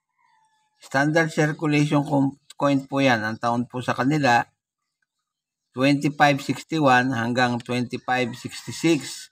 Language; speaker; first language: Filipino; native; Filipino